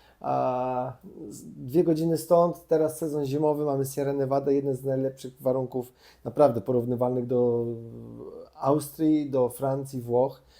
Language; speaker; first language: Polish; native; Polish